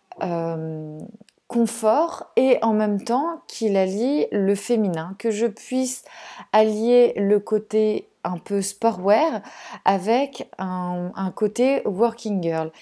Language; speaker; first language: French; native; French